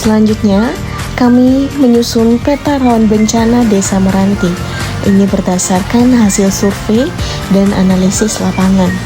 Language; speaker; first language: Indonesian; native; Indonesian